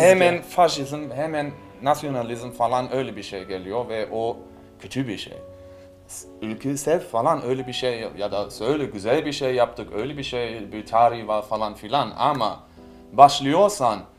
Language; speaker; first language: Turkish; non-native, learner; German